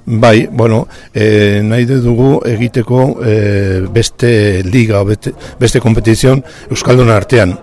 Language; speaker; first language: Basque; non-native, learner; Spanish